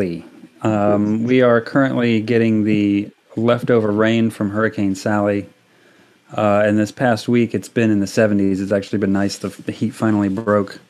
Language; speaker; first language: English; native; English